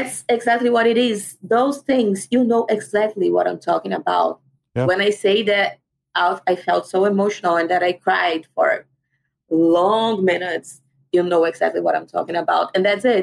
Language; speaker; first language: English; non-native, fluent; Portuguese